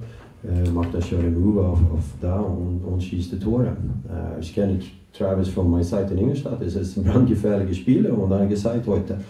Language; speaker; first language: German; non-native, fluent; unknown